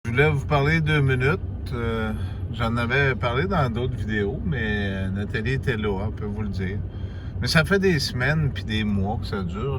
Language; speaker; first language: French; native; French